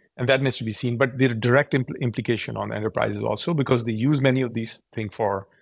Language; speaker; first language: English; non-native, local second language; Urdu